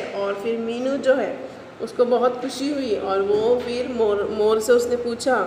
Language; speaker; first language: Hindi; non-native, local second language; Marathi